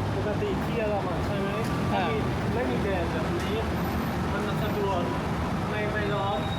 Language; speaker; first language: Thai; non-native, learner; German